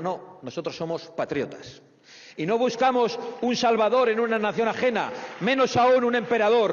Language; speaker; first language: Spanish; native; Spanish